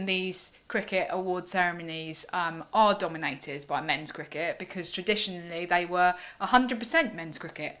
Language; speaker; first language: English; native; English